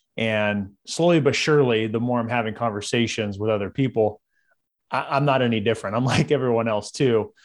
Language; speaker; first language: English; native; English